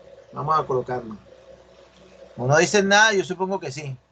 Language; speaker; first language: Spanish; native; Spanish